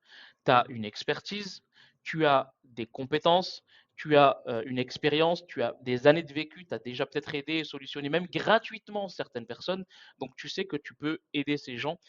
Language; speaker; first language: French; native; French